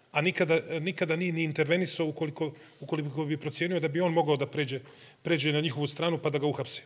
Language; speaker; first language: Serbian; native; Serbian